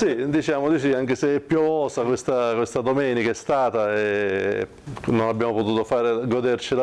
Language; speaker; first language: Italian; native; Italian